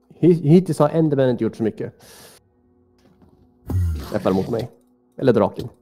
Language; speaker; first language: Swedish; native; Swedish